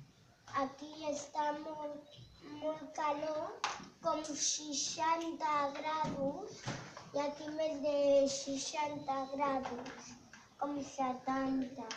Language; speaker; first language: Catalan; non-native, local second language; Spanish